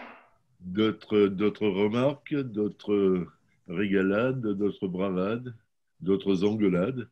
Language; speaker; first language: French; native; French